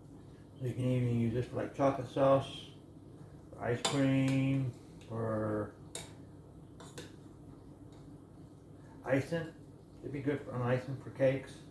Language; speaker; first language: English; native; English